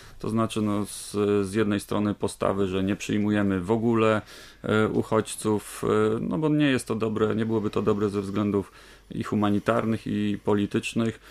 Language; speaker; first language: Polish; native; Polish